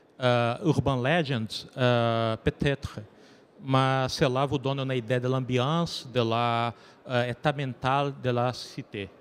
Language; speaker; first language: French; non-native, learner; Portuguese